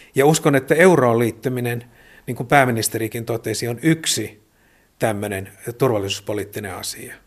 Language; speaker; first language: Finnish; native; Finnish